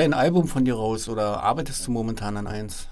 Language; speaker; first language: German; native; German